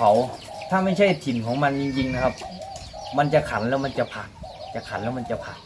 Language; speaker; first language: Thai; non-native, local second language; Northeastern Thai